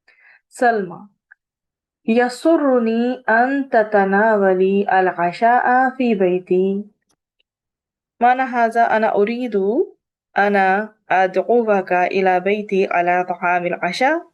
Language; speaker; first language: Arabic; non-native, fluent; Urdu